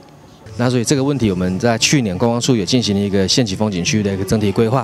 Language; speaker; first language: Chinese; native; Chinese